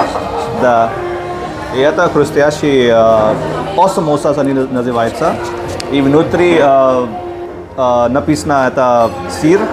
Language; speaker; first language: Russian; non-native, learner; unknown